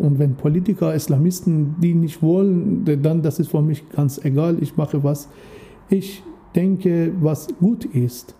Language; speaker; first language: German; non-native, learner; Persian